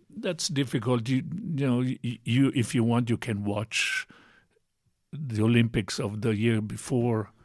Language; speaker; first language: English; non-native, fluent; Italian